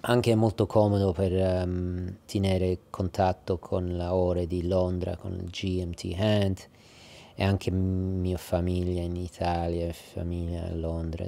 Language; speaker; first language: Italian; early bilingual, heritage; English